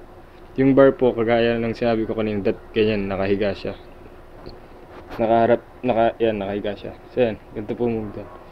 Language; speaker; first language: Filipino; native; Filipino